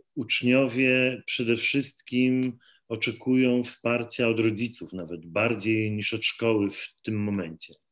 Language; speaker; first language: Polish; native; Polish